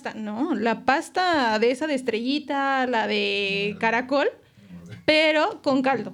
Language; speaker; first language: Spanish; native; Spanish